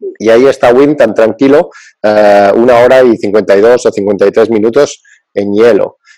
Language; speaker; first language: Spanish; early bilingual, other home language; English